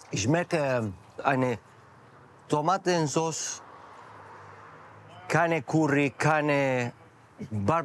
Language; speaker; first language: German; non-native, learner; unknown